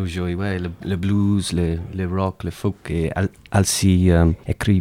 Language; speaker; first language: French; non-native, learner; English